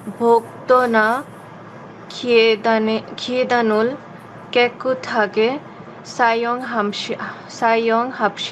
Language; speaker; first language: Korean; non-native, learner; Bangla